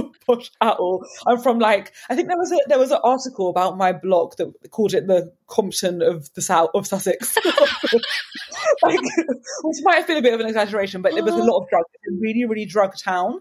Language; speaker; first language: English; native; English